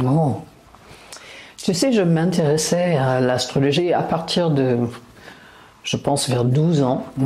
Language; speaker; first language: French; non-native, fluent; English